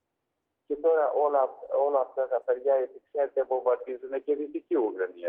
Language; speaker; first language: Greek; non-native, learner; Ukrainian